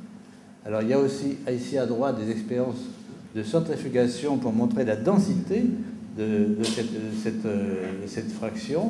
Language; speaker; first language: French; native; French